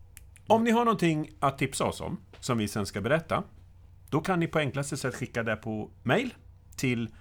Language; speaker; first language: Swedish; native; Swedish